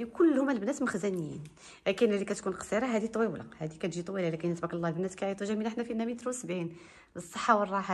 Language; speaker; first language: Arabic; native; Arabic